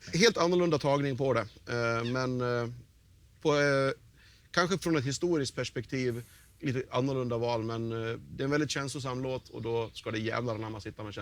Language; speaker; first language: Swedish; native; Swedish